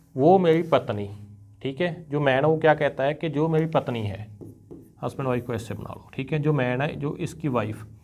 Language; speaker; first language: Hindi; non-native, local second language; Punjabi